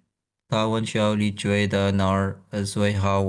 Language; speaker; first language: Chinese; non-native, learner; Urdu